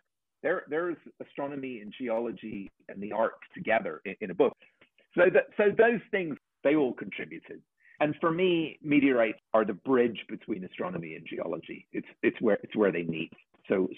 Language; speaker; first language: English; native; English